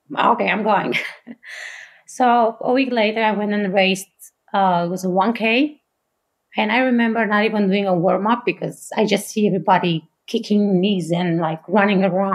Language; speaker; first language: English; non-native, fluent; Romanian